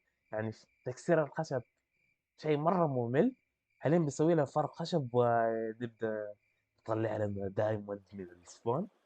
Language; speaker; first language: Arabic; native; Arabic